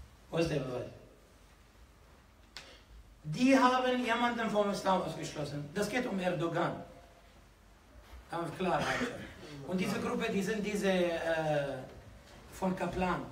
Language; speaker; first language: German; non-native, fluent; Arabic